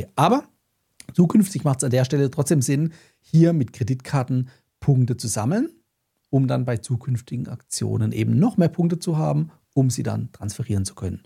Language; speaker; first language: German; native; German